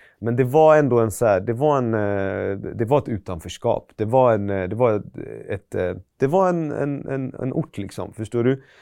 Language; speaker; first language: Swedish; early bilingual, other home language; Persian